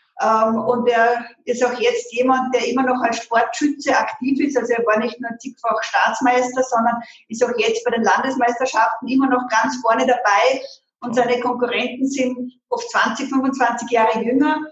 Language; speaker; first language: German; native; German